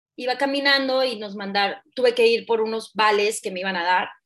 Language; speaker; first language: Spanish; native; Spanish